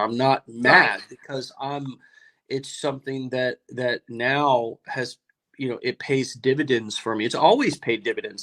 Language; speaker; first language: English; native; English